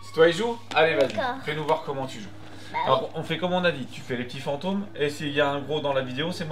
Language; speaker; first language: French; native; French